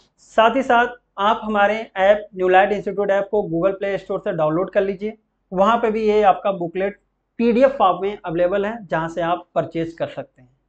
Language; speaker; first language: Hindi; native; Hindi